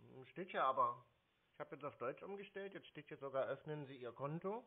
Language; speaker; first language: German; native; German